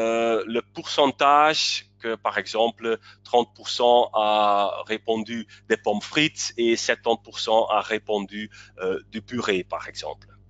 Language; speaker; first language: French; non-native, local second language; Dutch